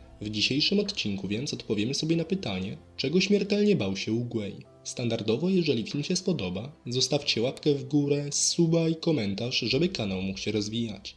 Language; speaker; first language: Polish; native; Polish